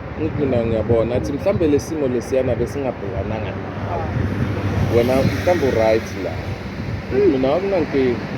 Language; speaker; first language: Zulu; native; Zulu